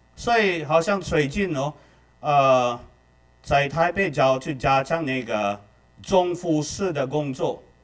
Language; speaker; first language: Chinese; non-native, fluent; Filipino